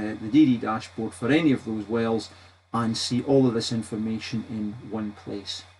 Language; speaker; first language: English; native; English